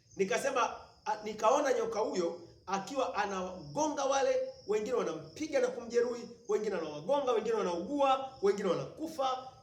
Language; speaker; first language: Swahili; native; Swahili